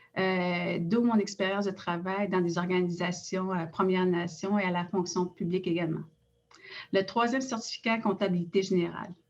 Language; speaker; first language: French; non-native, local second language; Innu-aimun